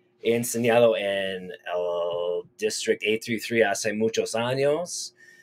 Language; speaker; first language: Spanish; non-native, fluent; English